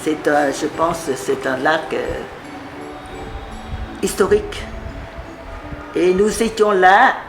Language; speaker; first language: French; non-native, fluent; Vietnamese